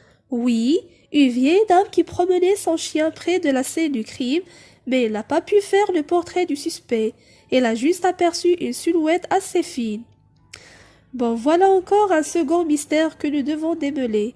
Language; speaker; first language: French; non-native, local second language; Arabic